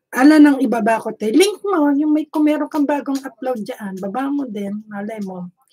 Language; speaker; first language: Filipino; native; Filipino